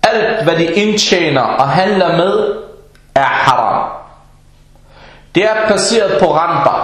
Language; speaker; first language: Danish; early bilingual, other home language; Arabic